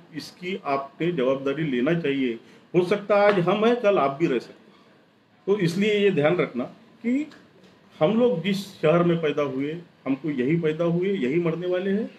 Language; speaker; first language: Hindi; non-native, local second language; Marathi